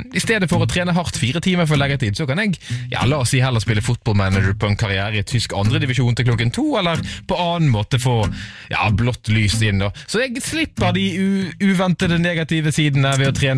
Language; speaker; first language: Norwegian; native; Norwegian